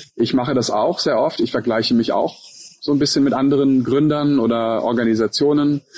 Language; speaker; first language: German; native; German